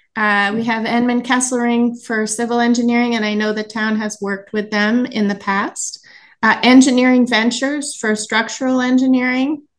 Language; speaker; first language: English; native; English